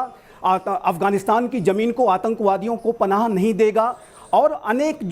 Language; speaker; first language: Hindi; native; Hindi